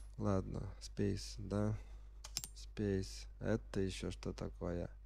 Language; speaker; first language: Russian; non-native, fluent; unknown